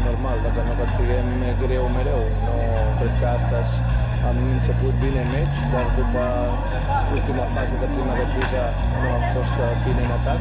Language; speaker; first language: Romanian; non-native, learner; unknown